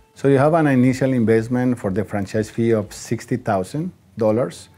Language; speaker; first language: English; non-native, fluent; Spanish